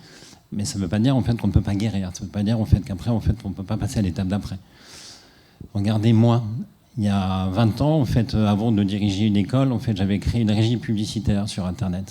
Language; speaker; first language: French; native; French